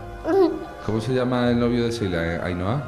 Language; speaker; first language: Spanish; native; Spanish